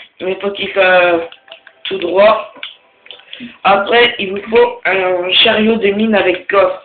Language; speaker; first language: French; native; French